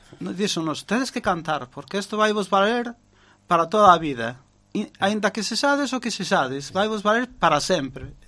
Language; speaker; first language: Galician; native; Galician